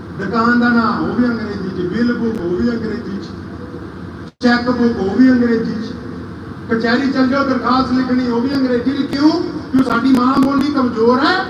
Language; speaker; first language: Punjabi; non-native, local second language; Urdu